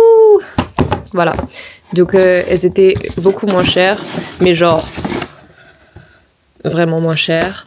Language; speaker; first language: French; native; French